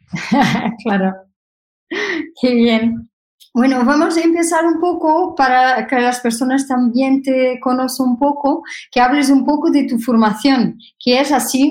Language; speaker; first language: Spanish; non-native, fluent; Portuguese